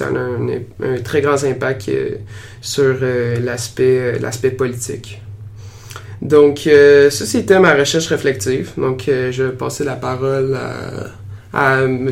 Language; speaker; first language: French; native; French